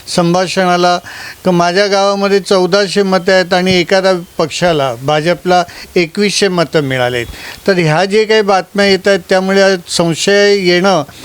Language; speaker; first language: Marathi; non-native, local second language; Gujarati